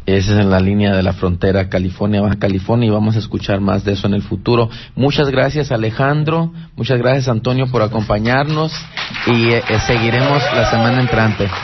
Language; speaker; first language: Spanish; early bilingual, heritage; Spanish